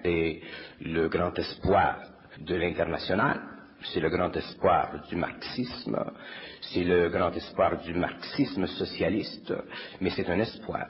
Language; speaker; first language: French; native; French